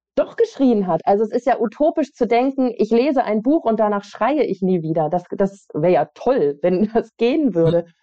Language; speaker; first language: German; native; German